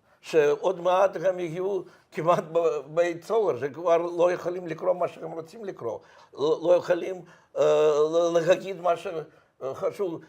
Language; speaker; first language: Hebrew; non-native, fluent; Russian